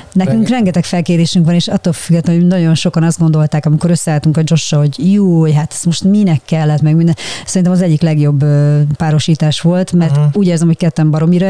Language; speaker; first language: Hungarian; native; Hungarian